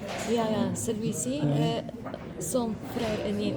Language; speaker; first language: French; non-native, fluent; Slovenian